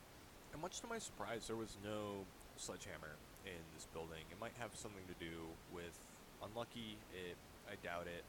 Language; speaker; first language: English; native; English